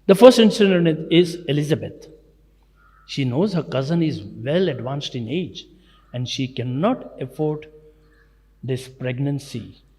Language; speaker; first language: English; non-native, local second language; Gujarati